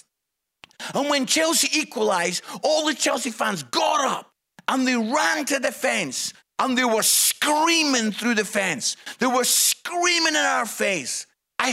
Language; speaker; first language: English; native; English